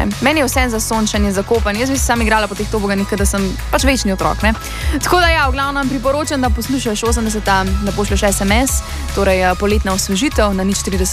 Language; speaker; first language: Slovenian; native; Slovenian